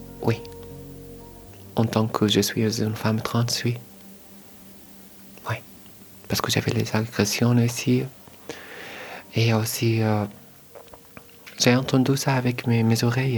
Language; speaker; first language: French; non-native, learner; Arabic